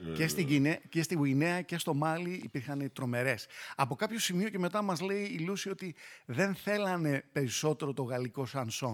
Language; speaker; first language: Greek; native; Greek